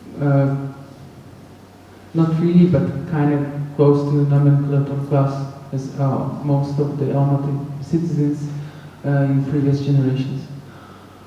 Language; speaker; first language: English; non-native, fluent; Russian